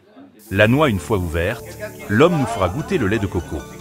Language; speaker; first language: French; native; French